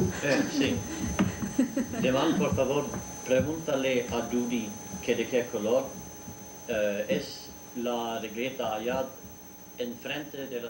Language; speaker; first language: Spanish; non-native, learner; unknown